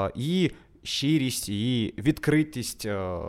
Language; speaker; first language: Ukrainian; non-native, local second language; Russian